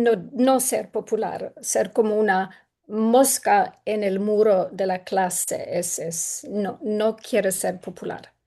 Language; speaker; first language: Spanish; non-native, learner; English